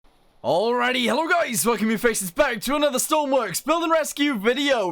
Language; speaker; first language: English; native; English